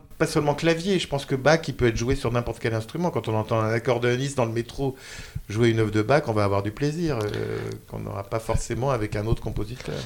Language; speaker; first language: French; native; French